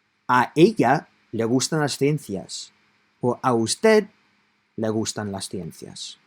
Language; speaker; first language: Spanish; non-native, fluent; English